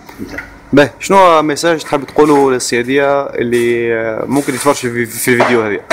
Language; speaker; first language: Arabic; native; Arabic